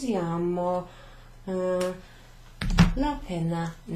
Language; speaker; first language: Italian; non-native, fluent; English